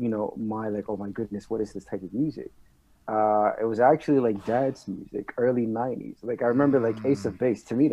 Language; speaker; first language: English; non-native, fluent; French